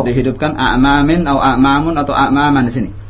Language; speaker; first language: Arabic; non-native, fluent; Indonesian